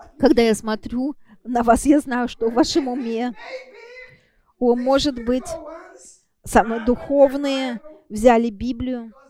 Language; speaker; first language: Russian; non-native, fluent; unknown